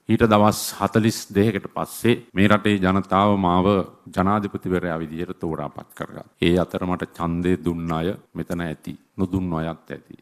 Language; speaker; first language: Sinhala; native; Sinhala